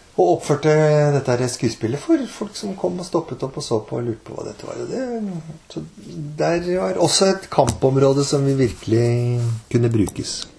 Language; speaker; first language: Norwegian; native; Norwegian